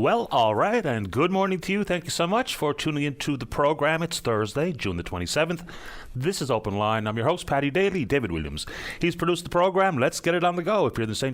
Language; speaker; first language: English; native; English